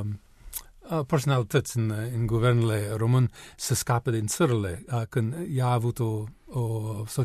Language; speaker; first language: Romanian; non-native, learner; English